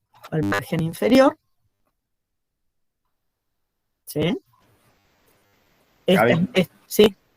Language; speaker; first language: Spanish; native; Spanish